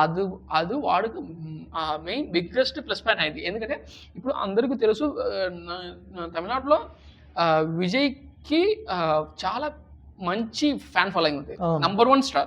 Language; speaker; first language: Telugu; non-native, local second language; Tamil